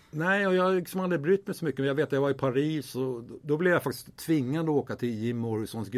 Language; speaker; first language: Swedish; native; Swedish